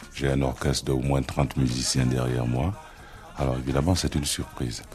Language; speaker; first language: French; non-native, local second language; Duala